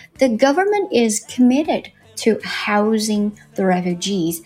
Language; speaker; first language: English; non-native, fluent; Chinese